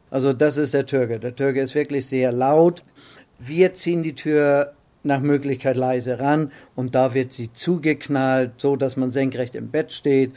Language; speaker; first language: German; native; German